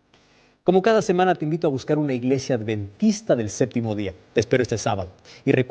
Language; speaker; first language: Spanish; native; Spanish